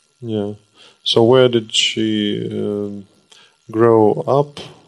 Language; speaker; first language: English; non-native, fluent; Russian